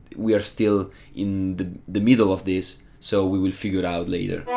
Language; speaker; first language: English; non-native, fluent; Italian